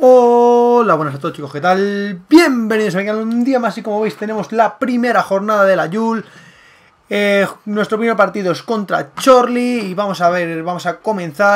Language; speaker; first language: Spanish; native; Spanish